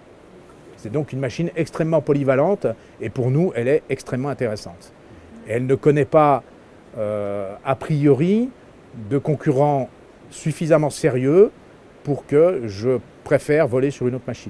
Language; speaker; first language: French; native; French